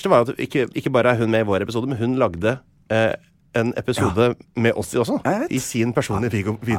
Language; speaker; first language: Norwegian; native; Norwegian